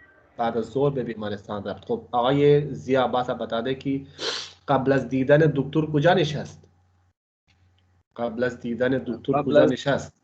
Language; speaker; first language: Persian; non-native, fluent; Urdu